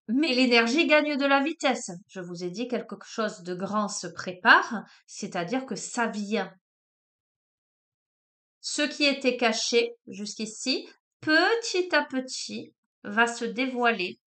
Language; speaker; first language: French; native; French